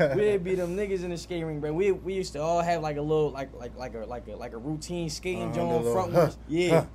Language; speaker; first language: English; native; English